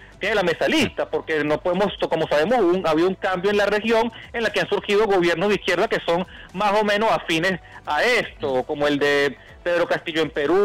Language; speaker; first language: Spanish; native; Spanish